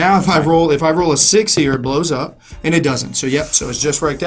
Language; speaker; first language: English; native; English